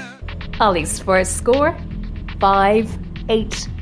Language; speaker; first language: English; native; English